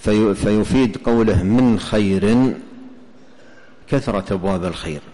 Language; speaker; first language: Arabic; native; Arabic